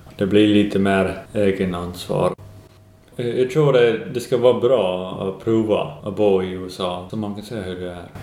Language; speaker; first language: Swedish; non-native, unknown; English